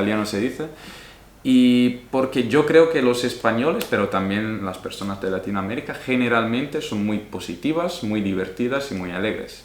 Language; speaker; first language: Spanish; non-native, fluent; Italian